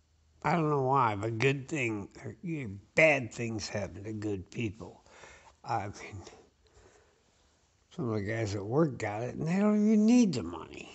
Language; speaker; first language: English; native; English